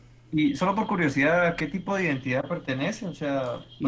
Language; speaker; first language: Spanish; native; Spanish